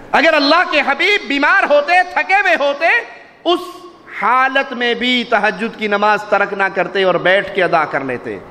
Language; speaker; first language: Urdu; non-native, local second language; Punjabi